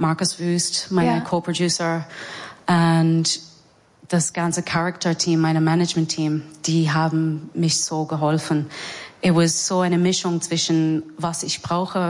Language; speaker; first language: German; non-native, fluent; English